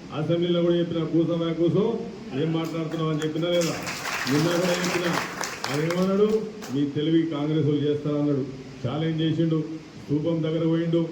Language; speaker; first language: Telugu; native; Telugu